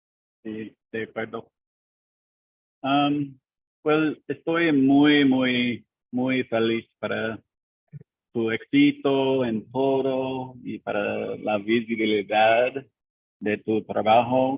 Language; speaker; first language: Spanish; non-native, learner; English